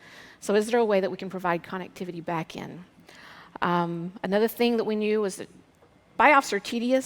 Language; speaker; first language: English; native; English